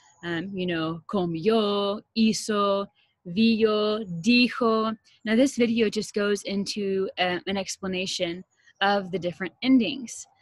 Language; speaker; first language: English; native; English